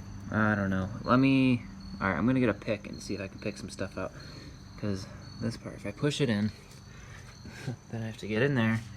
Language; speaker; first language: English; native; English